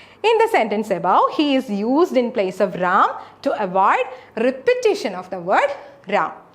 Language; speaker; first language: English; non-native, local second language; Malayalam